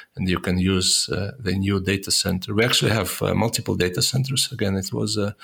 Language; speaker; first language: English; non-native, fluent; Estonian